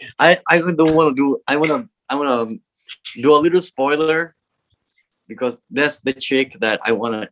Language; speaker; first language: English; non-native, learner; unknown